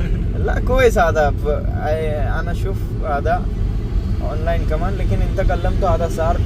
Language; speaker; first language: Arabic; non-native, learner; Hindi